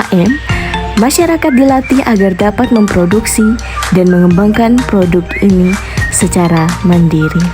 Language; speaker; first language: Indonesian; native; Indonesian